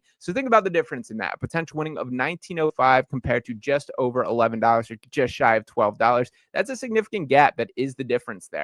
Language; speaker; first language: English; native; English